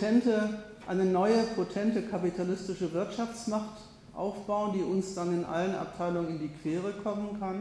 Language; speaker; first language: German; native; German